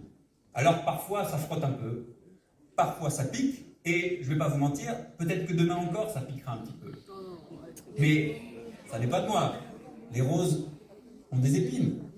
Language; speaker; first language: French; native; French